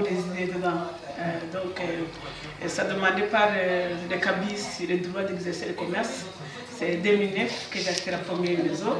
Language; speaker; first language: French; non-native, local second language; Kinyarwanda